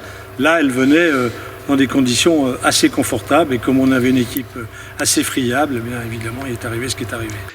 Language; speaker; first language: French; native; French